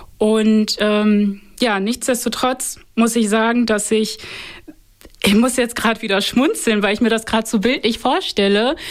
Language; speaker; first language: German; early bilingual, other home language; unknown